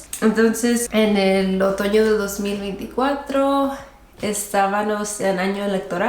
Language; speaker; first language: Spanish; early bilingual, heritage; Spanish